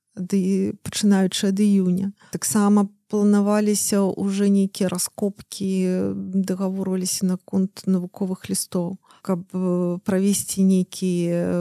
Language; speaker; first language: Belarusian; non-native, local second language; Russian